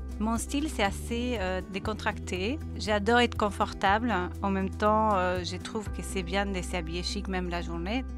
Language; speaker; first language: French; non-native, fluent; Spanish